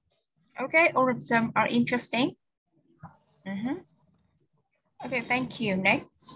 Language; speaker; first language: English; non-native, fluent; Vietnamese